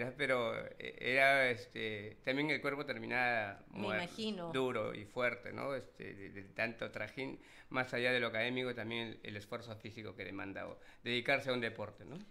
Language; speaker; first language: Spanish; native; Spanish